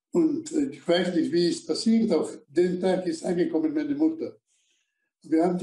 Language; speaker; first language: German; non-native, fluent; Slovak